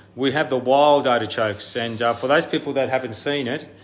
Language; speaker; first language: English; early bilingual, other home language; Italian